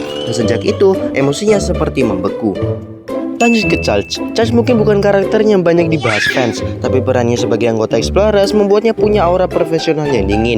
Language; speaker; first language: Indonesian; native; Indonesian